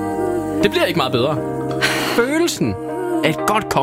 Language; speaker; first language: Danish; native; Danish